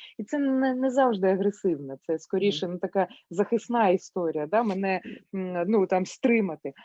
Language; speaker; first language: Ukrainian; non-native, local second language; Russian